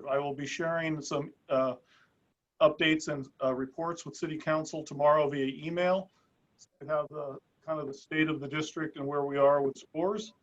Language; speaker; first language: English; early bilingual, other home language; Spanish